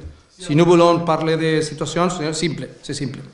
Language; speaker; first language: French; non-native, learner; Spanish